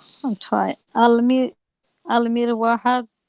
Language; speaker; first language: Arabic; non-native, learner; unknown